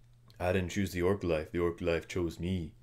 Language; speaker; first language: English; native; English